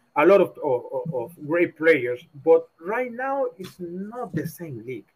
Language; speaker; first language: English; non-native, learner; Spanish